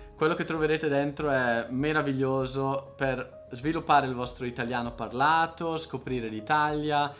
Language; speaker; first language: Italian; native; Italian